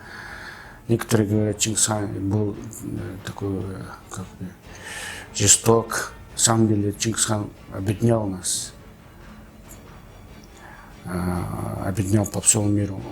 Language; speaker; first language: Russian; non-native, fluent; Mongolian